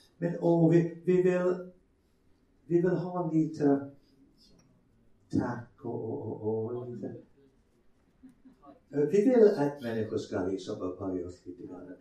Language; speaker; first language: Swedish; non-native, fluent; English